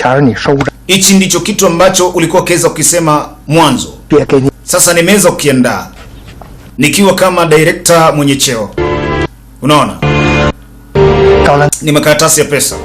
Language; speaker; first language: Swahili; native; Swahili